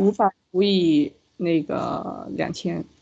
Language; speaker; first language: Chinese; native; Chinese